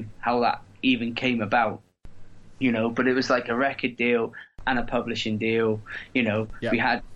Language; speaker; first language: English; native; English